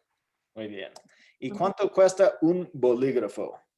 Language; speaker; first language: Spanish; non-native, fluent; English